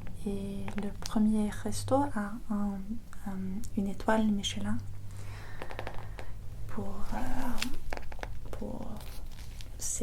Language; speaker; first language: French; non-native, fluent; English